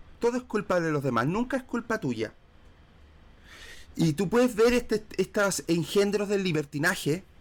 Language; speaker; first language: Spanish; native; Spanish